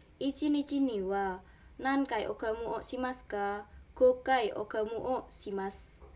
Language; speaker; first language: Japanese; non-native, learner; Indonesian